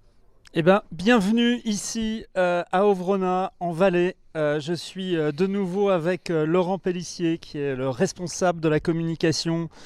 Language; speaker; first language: French; native; French